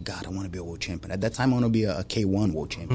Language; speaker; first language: English; non-native, fluent; Portuguese